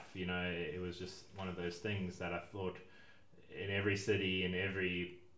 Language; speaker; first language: English; native; English